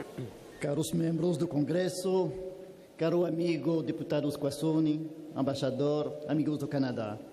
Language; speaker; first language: Portuguese; non-native, fluent; French